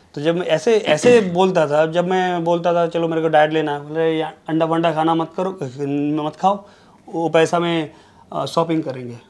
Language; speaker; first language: Hindi; non-native, local second language; Bangla